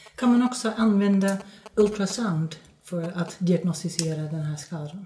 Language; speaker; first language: Swedish; non-native, fluent; Dutch